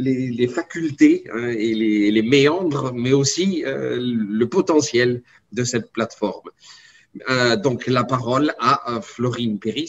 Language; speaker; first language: French; native; French